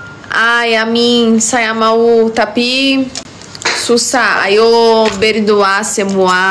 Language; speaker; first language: Indonesian; non-native, learner; Portuguese